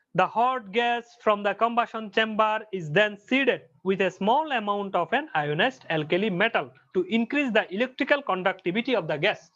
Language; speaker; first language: English; non-native, local second language; Bangla